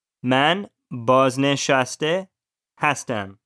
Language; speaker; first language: Persian; non-native, learner; English